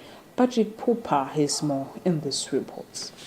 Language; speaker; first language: English; non-native, local second language; Nyanja